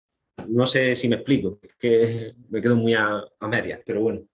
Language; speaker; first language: Spanish; native; Spanish